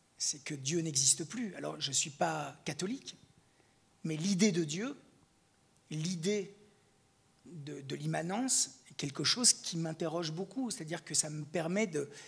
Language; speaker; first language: French; native; French